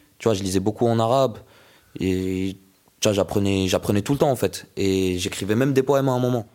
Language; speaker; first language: French; non-native, local second language; Arabic